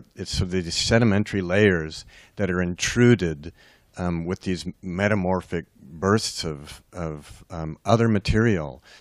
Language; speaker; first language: English; native; English